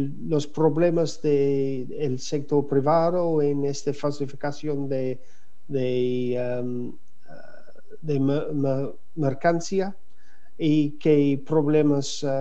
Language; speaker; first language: Spanish; non-native, learner; English